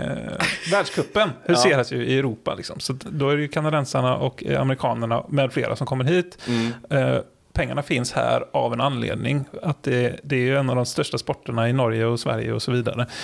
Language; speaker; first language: Swedish; native; Swedish